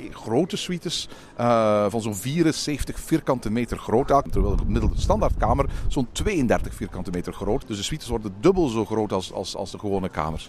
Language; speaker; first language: Dutch; native; Dutch